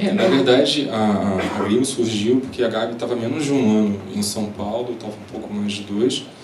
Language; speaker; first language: Portuguese; native; Portuguese